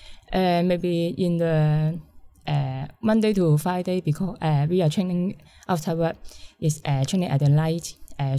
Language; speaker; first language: English; non-native, learner; Cantonese